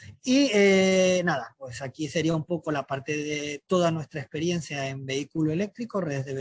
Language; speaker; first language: Spanish; native; Spanish